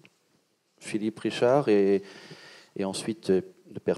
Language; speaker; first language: French; native; French